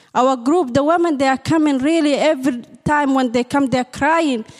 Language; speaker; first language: English; non-native, fluent; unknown